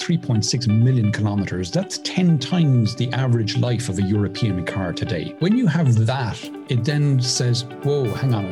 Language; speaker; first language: English; native; English